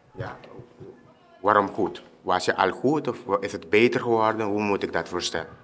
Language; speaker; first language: Dutch; non-native, local second language; Papiamento